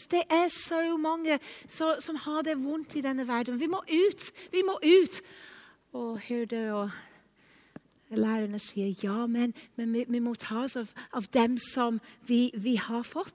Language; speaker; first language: Norwegian; non-native, fluent; English